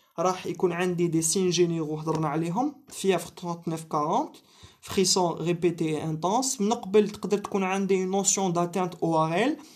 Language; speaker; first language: French; non-native, local second language; Arabic